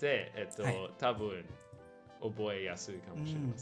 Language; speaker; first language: Japanese; non-native, learner; English